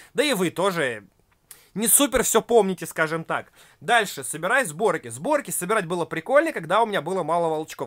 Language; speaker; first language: Russian; native; Russian